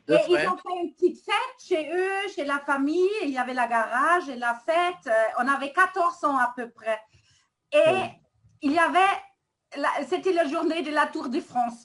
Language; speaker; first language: French; non-native, fluent; German